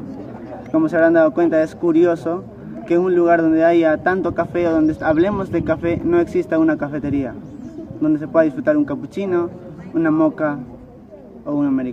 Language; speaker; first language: Spanish; native; Spanish